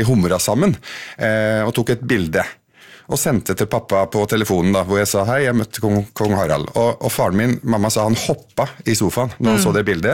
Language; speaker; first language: Norwegian; early bilingual, other home language; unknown